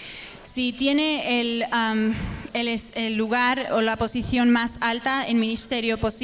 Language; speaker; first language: Spanish; native; Spanish